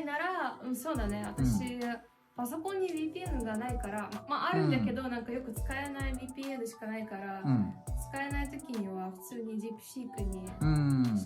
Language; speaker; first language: Japanese; non-native, fluent; Russian